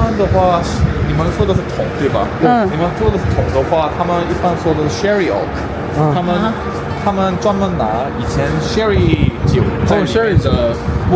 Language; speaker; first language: Chinese; non-native, fluent; Korean